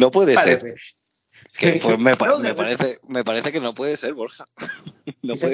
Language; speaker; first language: Spanish; native; Spanish